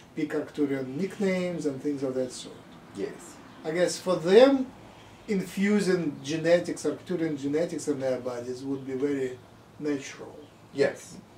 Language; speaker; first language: English; non-native, fluent; Russian